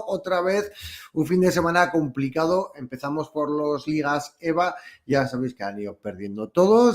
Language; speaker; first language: Spanish; native; Spanish